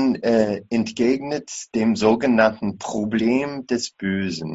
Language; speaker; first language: German; non-native, fluent; English